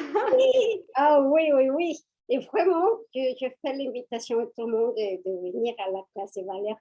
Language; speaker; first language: French; non-native, fluent; Spanish